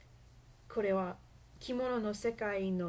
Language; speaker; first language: Japanese; non-native, learner; English